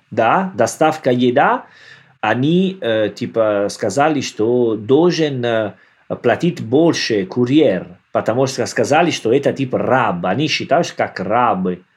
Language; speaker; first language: Russian; non-native, learner; Italian